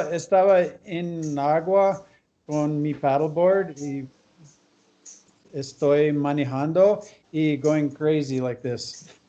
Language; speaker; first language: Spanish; non-native, learner; English